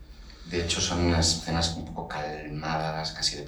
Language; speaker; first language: Spanish; native; Spanish